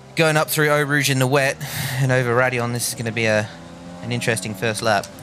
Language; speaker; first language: English; native; English